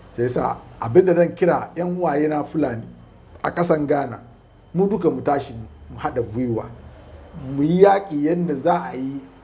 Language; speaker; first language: Hausa; non-native, local second language; Fula